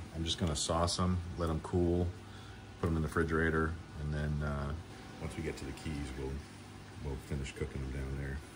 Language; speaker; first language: English; native; English